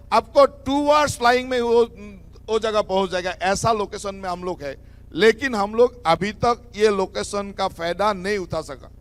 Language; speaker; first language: Hindi; non-native, local second language; Assamese